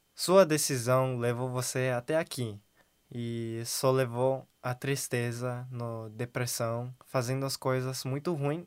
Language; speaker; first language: Portuguese; non-native, learner; Korean